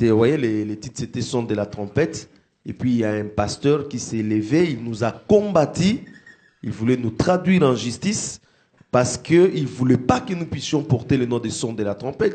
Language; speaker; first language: French; non-native, local second language; Lingala